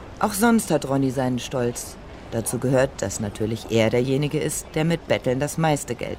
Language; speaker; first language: German; native; German